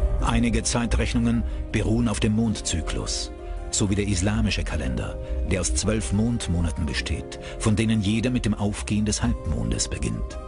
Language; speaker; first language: German; native; German